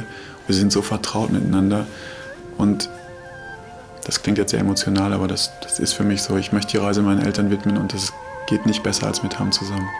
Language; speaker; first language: German; native; German